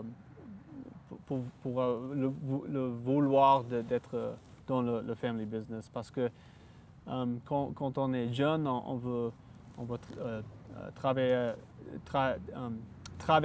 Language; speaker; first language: French; non-native, local second language; English